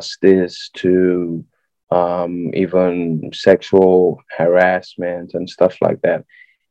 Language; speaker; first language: English; non-native, local second language; Yoruba